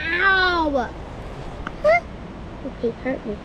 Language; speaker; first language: English; native; English